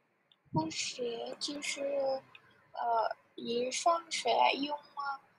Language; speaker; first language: Chinese; non-native, learner; Vietnamese